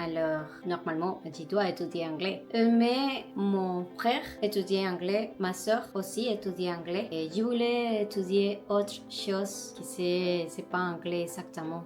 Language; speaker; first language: French; non-native, learner; Spanish